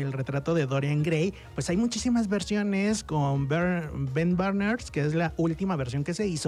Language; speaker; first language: Spanish; native; Spanish